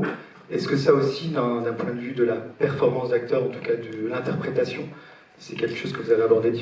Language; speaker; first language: French; native; French